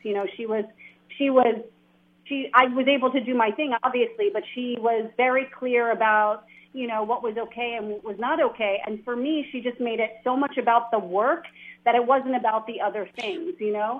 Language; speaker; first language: English; native; English